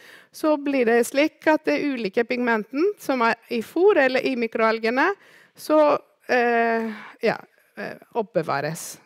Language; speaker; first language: Norwegian; non-native, fluent; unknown